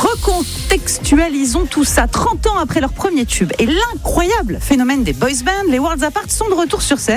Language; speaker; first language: French; native; French